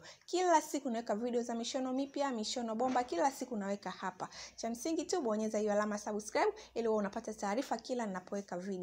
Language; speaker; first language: Swahili; native; Swahili